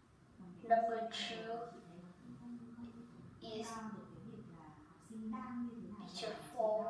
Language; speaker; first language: English; non-native, learner; Vietnamese